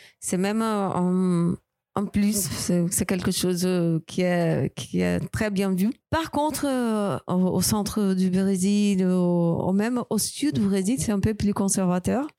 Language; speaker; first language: French; non-native, fluent; Portuguese